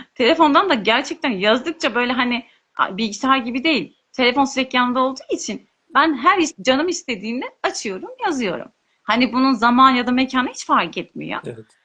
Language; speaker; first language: Turkish; non-native, local second language; Kurdish